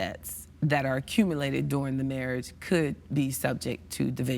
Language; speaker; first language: English; native; English